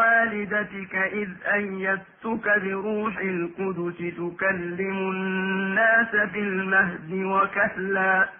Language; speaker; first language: Arabic; native; Arabic